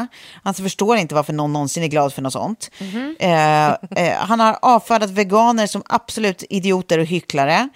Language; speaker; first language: Swedish; native; Swedish